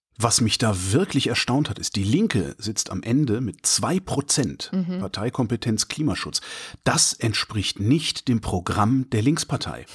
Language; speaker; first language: German; native; German